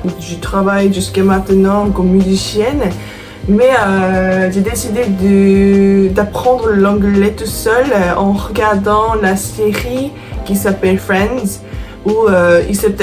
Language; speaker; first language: French; non-native, fluent; Korean